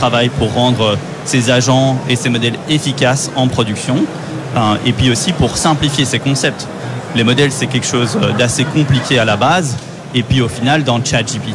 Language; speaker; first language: French; native; French